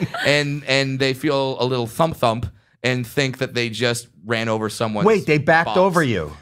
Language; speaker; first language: English; native; English